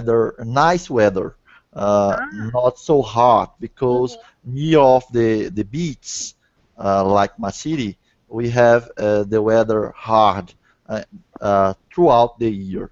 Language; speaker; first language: English; non-native, learner; Portuguese